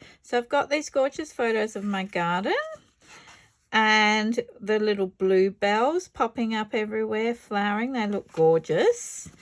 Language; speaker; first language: English; native; English